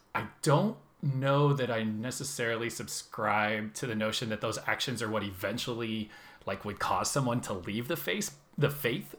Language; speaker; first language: English; native; English